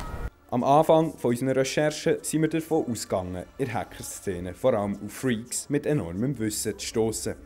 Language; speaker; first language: German; native; German